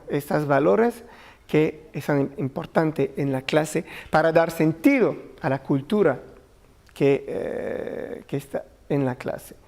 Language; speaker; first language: Spanish; non-native, learner; French